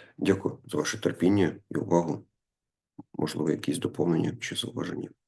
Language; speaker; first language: Ukrainian; non-native, local second language; Russian